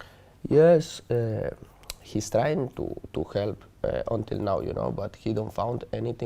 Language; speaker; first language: English; non-native, learner; Spanish